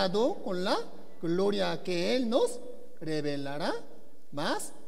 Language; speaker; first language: Spanish; non-native, learner; Korean